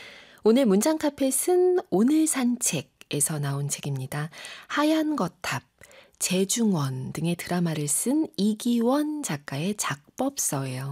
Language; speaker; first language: Korean; native; Korean